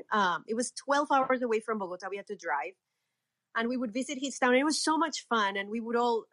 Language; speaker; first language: English; non-native, fluent; Spanish